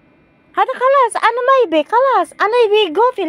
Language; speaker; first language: Arabic; non-native, learner; Filipino